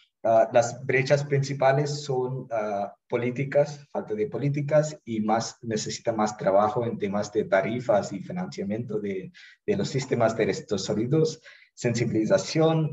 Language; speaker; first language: Spanish; non-native, fluent; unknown